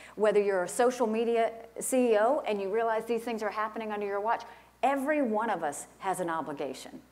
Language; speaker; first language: English; native; English